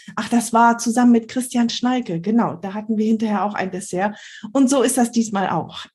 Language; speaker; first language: German; native; German